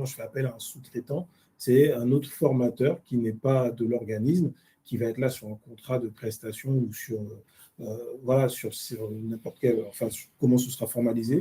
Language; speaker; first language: French; native; French